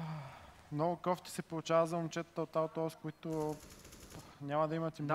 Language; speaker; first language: Bulgarian; native; Bulgarian